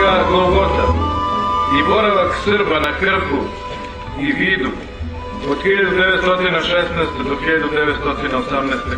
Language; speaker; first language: Bosnian; native; Bosnian